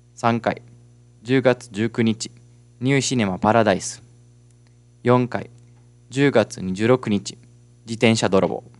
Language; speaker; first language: Japanese; non-native, fluent; Italian